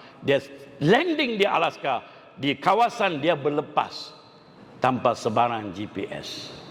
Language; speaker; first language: Malay; non-native, local second language; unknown